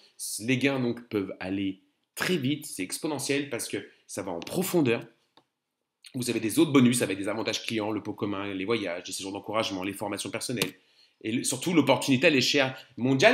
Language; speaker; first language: French; native; French